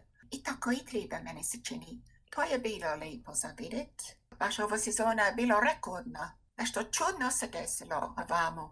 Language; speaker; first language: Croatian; non-native, fluent; English